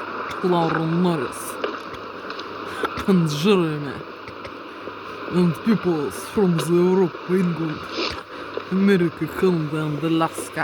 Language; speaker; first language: English; non-native, learner; Russian